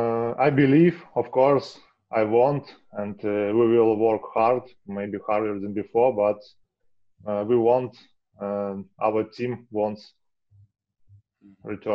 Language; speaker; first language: English; non-native, learner; Russian